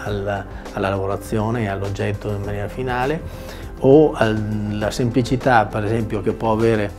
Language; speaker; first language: Italian; native; Italian